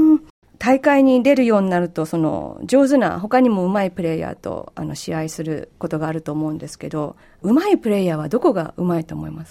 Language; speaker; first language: Japanese; native; Japanese